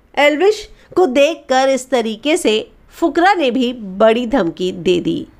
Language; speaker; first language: Hindi; native; Hindi